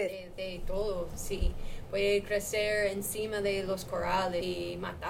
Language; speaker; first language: Spanish; non-native, learner; English